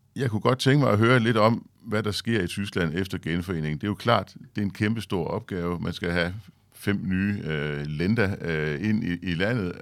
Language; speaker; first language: Danish; native; Danish